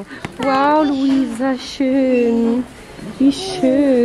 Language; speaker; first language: German; native; German